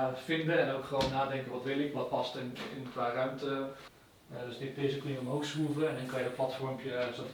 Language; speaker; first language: Dutch; native; Dutch